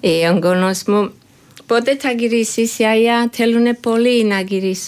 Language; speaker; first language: Greek; non-native, learner; Georgian